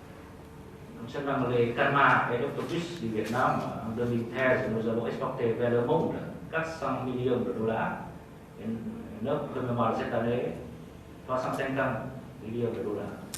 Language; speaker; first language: French; non-native, fluent; Vietnamese